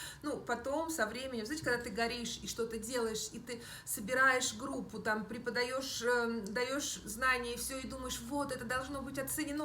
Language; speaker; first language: Russian; native; Russian